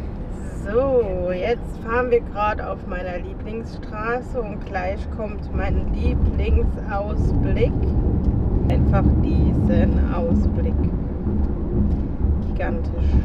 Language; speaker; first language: German; native; German